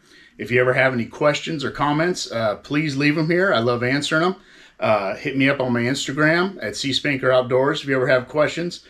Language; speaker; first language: English; native; English